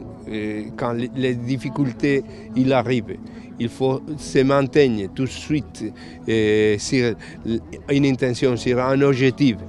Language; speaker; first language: French; non-native, fluent; Spanish